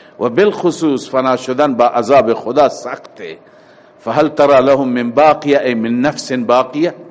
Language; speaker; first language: Persian; native; Persian